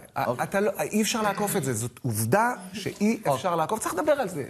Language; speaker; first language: Hebrew; native; Hebrew